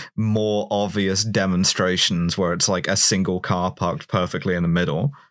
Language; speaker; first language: English; native; English